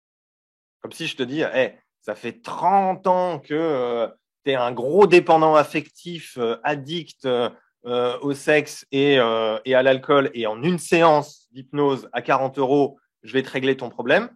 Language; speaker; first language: French; native; French